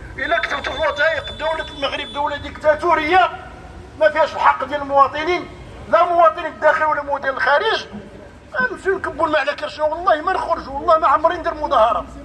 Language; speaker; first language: Arabic; native; Arabic